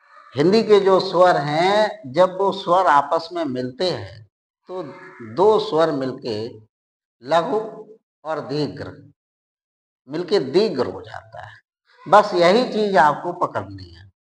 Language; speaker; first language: Hindi; native; Hindi